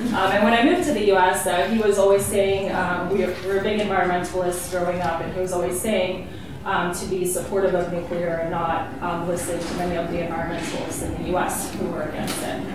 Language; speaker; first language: English; native; English